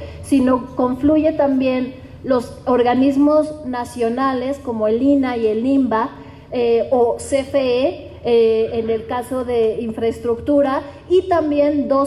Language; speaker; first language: Spanish; native; Spanish